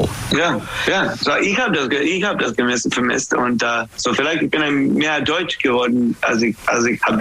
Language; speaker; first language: German; non-native, fluent; English